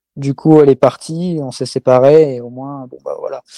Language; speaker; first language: French; native; French